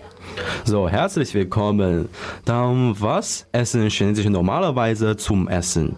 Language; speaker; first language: German; non-native, learner; Chinese